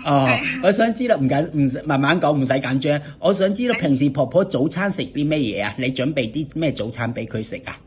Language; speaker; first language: Cantonese; native; Cantonese